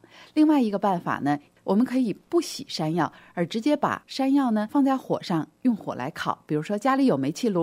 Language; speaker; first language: Chinese; native; Chinese